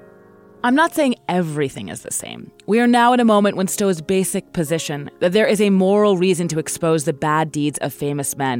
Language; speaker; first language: English; native; English